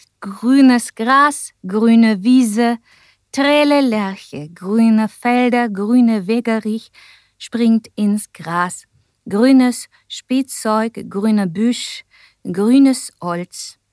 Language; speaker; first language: German; non-native, learner; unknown